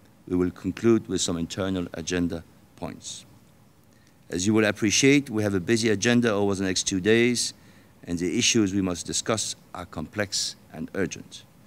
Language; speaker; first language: English; non-native, fluent; Danish